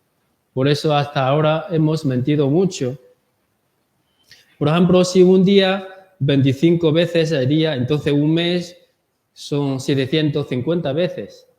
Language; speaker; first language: Spanish; non-native, learner; Korean